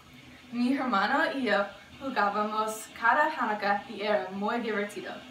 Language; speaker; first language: Spanish; non-native, learner; English